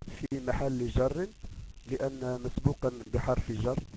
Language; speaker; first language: Arabic; non-native, learner; Dutch